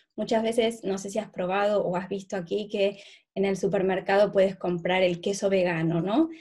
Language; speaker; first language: Spanish; native; Spanish